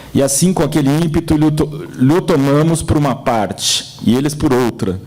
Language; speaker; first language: Portuguese; native; Portuguese